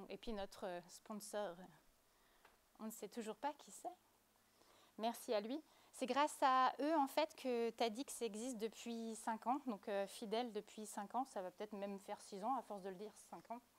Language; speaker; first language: French; native; French